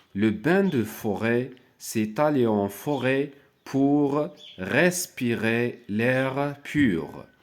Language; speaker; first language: French; non-native, local second language; Arabic